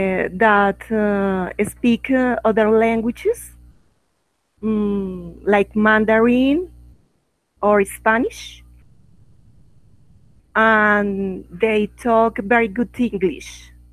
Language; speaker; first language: English; non-native, learner; Spanish